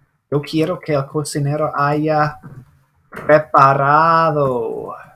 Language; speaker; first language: Spanish; non-native, fluent; English